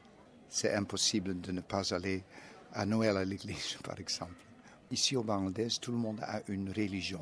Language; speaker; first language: French; non-native, fluent; Dutch